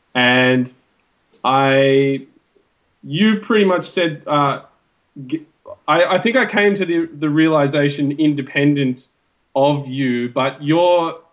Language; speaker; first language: English; native; English